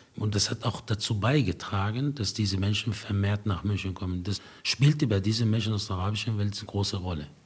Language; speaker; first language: German; non-native, fluent; Arabic